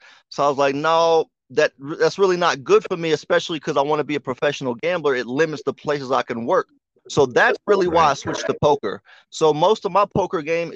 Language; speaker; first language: English; native; English